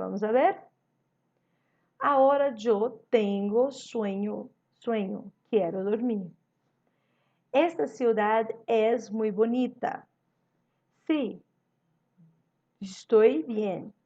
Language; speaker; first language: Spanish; non-native, learner; Portuguese